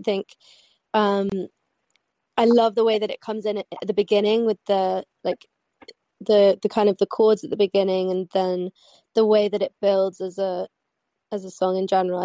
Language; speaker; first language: English; native; English